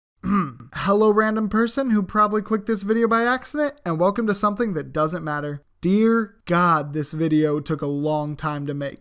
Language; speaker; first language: English; native; English